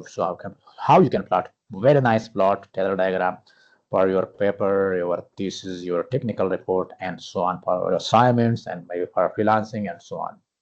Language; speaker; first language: English; non-native, fluent; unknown